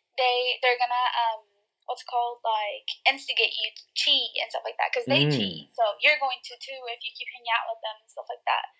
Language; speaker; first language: English; early bilingual, other home language; Spanish